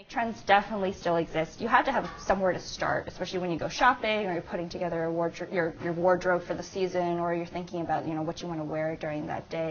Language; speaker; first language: English; native; English